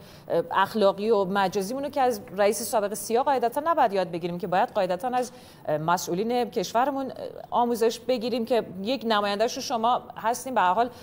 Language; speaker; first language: Persian; native; Persian